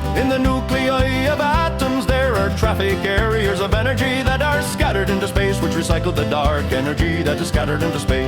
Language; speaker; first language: English; non-native, fluent; Finnish